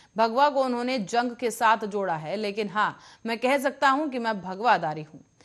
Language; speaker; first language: Hindi; native; Hindi